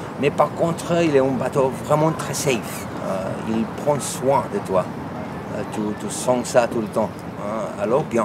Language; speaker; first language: French; non-native, fluent; Spanish